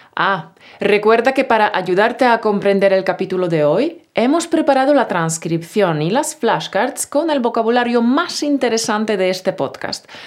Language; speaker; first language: Spanish; native; Spanish